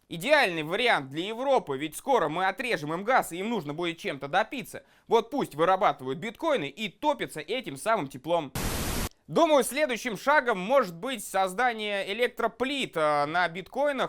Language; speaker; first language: Russian; native; Russian